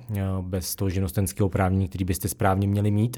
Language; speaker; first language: Czech; native; Czech